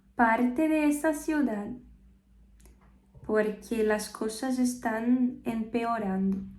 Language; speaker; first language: Spanish; non-native, fluent; Portuguese